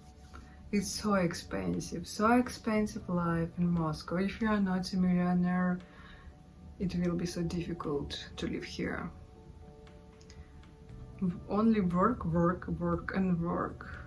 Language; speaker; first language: English; non-native, learner; Russian